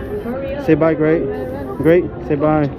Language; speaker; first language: English; non-native, learner; Hmong